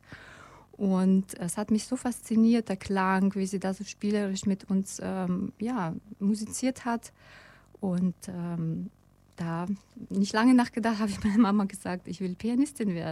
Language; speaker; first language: German; non-native, fluent; Russian